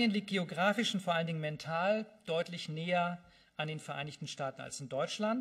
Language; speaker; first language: German; native; German